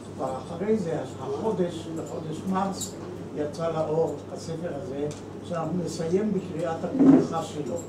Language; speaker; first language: Hebrew; early bilingual, other home language; Arabic